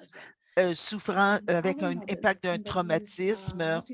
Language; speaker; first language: French; non-native, fluent; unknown